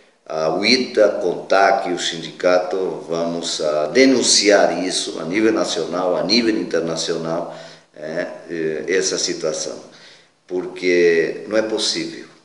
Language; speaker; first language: Portuguese; non-native, fluent; Spanish